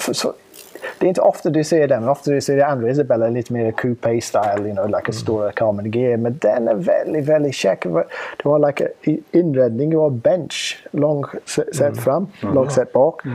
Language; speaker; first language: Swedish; non-native, fluent; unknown